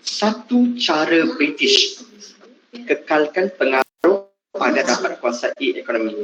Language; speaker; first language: Malay; non-native, local second language; Tamil